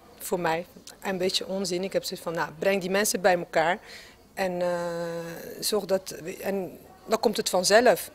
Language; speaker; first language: Dutch; non-native, fluent; French